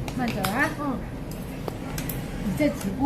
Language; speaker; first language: Chinese; native; Chinese